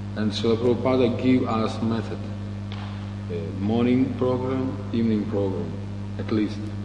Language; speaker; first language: English; non-native, learner; Russian